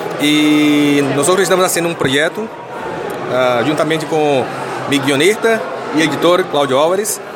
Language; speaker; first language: Spanish; non-native, learner; Portuguese